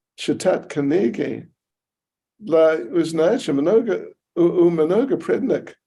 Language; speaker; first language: Russian; non-native, learner; English